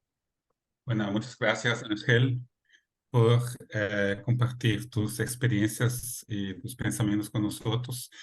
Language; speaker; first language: Spanish; non-native, fluent; Portuguese